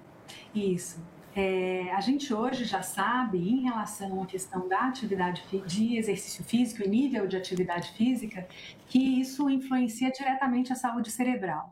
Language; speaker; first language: Portuguese; native; Portuguese